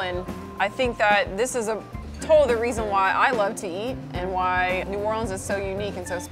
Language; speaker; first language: English; native; English